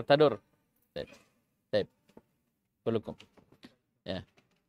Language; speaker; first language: Arabic; non-native, fluent; Indonesian